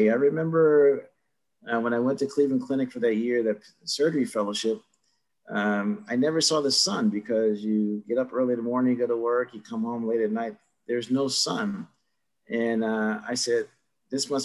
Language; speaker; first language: English; native; English